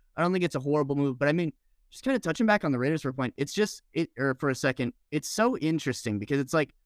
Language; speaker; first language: English; native; English